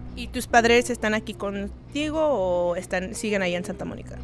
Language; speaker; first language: Spanish; early bilingual, heritage; Spanish